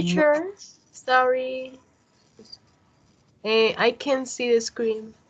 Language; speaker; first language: English; non-native, learner; Spanish